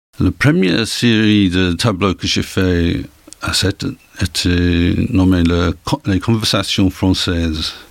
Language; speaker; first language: French; non-native, learner; English